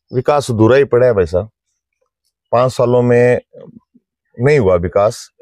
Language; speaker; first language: Hindi; native; Hindi